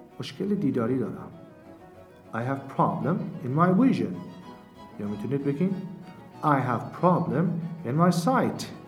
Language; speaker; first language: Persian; native; Persian